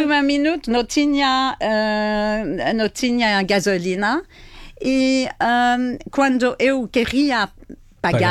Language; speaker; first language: Portuguese; non-native, learner; French